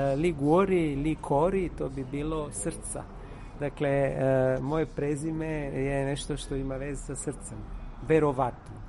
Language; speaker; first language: Serbian; non-native, fluent; Italian